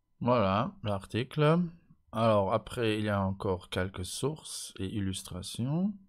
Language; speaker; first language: French; non-native, local second language; Luxembourgish